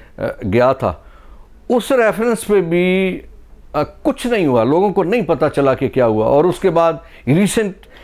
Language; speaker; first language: Urdu; non-native, local second language; Pahari-Potwari